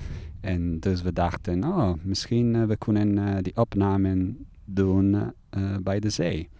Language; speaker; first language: Dutch; non-native, fluent; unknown